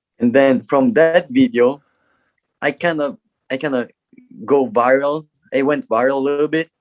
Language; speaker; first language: English; non-native, learner; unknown